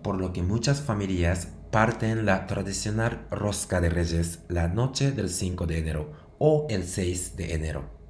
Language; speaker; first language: Spanish; non-native, fluent; Japanese